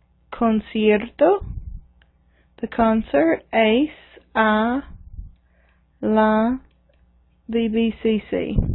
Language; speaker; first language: Spanish; non-native, fluent; English